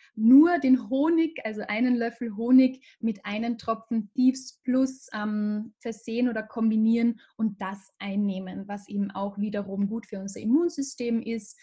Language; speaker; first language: German; native; German